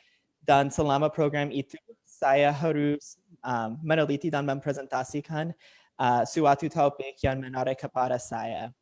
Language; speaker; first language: Indonesian; non-native, learner; English